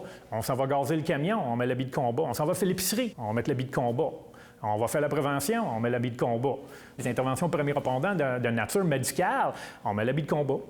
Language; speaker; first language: French; native; French